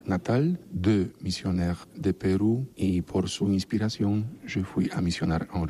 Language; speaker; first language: French; non-native, learner; Polish